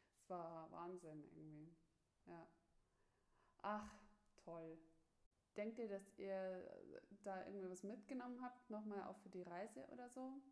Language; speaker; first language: German; native; German